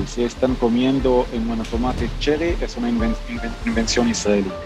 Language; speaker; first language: Spanish; non-native, fluent; Hebrew